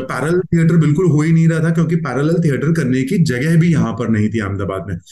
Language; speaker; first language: Hindi; non-native, local second language; Gujarati